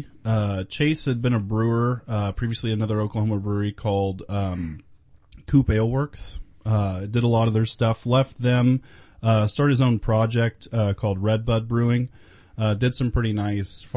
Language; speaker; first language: English; native; English